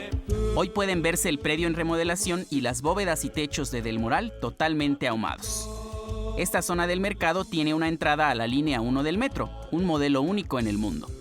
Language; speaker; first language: Spanish; native; Spanish